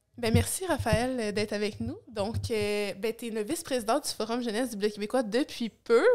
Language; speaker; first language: French; native; French